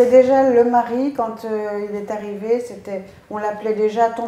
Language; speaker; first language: French; native; French